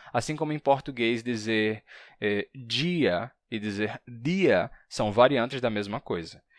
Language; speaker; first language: Portuguese; native; Portuguese